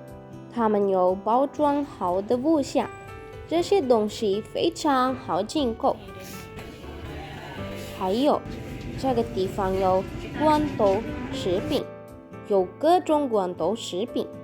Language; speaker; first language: Chinese; non-native, learner; Sinhala